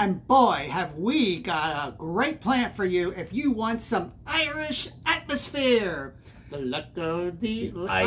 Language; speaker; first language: English; native; English